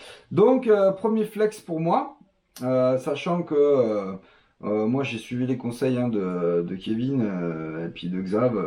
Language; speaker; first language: French; native; French